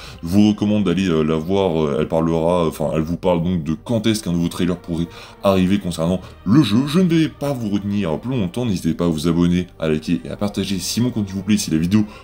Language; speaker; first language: French; native; French